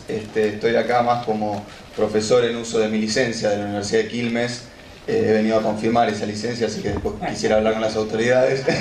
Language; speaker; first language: Spanish; native; Spanish